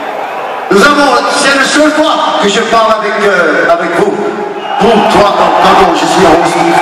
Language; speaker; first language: French; non-native, learner; English